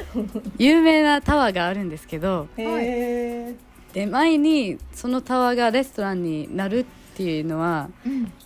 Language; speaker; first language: Japanese; non-native, fluent; Arabic